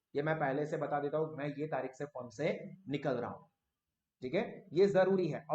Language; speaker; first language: Hindi; non-native, local second language; Gujarati